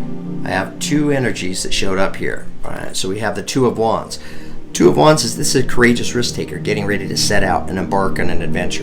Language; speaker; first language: English; native; English